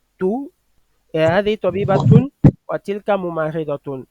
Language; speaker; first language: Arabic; non-native, fluent; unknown